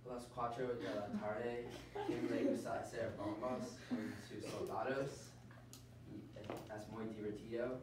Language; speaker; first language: Spanish; non-native, learner; English